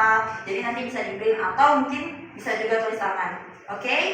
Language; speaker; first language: Indonesian; native; Indonesian